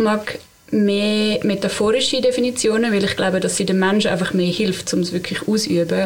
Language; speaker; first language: German; native; German